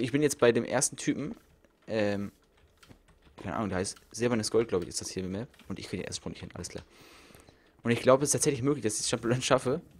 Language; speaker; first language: German; native; German